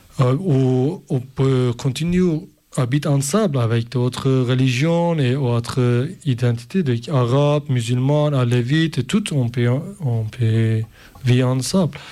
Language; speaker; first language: French; non-native, learner; Kurdish